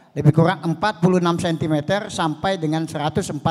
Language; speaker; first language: Indonesian; native; Indonesian